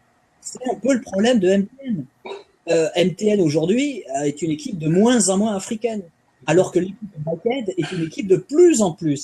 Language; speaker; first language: French; native; French